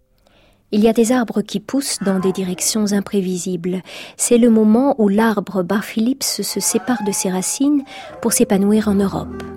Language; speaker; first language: French; native; French